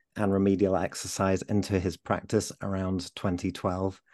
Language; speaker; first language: English; native; English